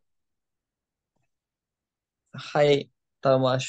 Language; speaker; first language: Japanese; non-native, learner; Bangla